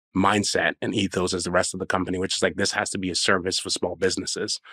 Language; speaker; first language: English; non-native, local second language; Akan